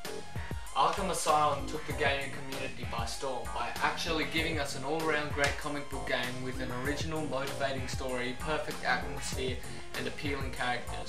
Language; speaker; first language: English; native; English